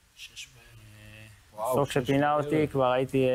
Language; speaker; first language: Hebrew; native; Hebrew